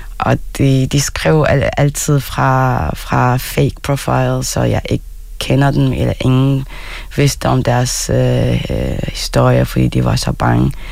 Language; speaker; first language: Danish; non-native, fluent; Arabic